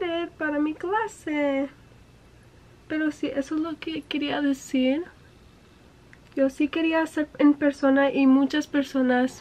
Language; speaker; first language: Spanish; early bilingual, heritage; English